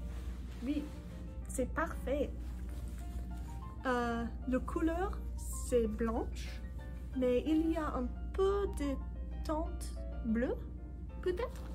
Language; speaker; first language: French; non-native, learner; English